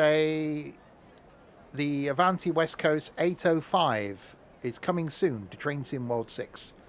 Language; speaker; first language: English; native; English